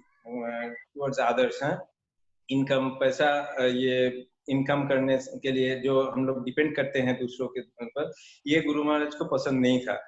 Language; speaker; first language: Hindi; native; Hindi